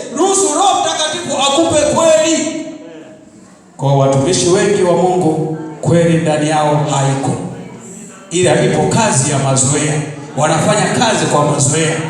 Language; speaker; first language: Swahili; non-native, local second language; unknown